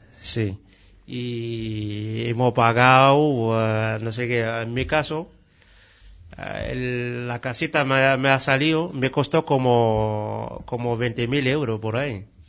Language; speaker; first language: Spanish; non-native, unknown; Arabic